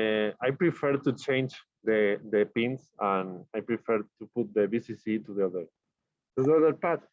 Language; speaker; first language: English; non-native, learner; Spanish